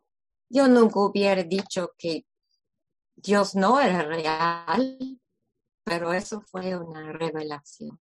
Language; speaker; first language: Spanish; non-native, fluent; English